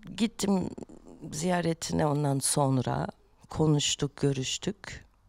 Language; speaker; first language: Turkish; non-native, fluent; German